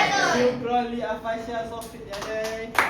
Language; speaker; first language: Arabic; non-native, learner; Malay